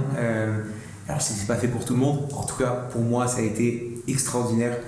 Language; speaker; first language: French; native; French